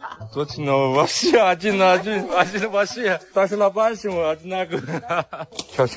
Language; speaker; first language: Russian; non-native, learner; Chinese